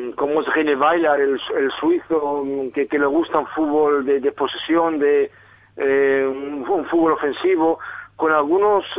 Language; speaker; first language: Spanish; non-native, fluent; German